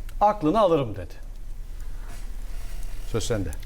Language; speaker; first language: Turkish; native; Turkish